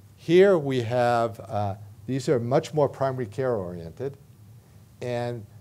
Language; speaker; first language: English; native; English